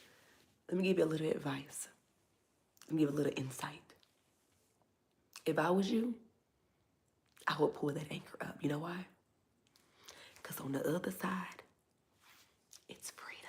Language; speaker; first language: English; native; English